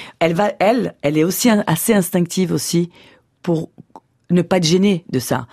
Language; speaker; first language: French; early bilingual, other home language; Portuguese